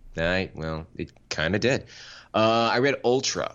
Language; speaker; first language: English; native; English